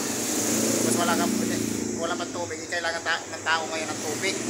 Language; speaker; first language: Filipino; native; Filipino